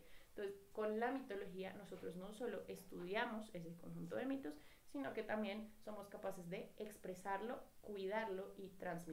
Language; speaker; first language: Spanish; native; Spanish